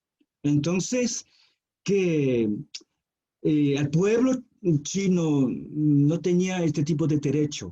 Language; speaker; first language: Spanish; non-native, fluent; Chinese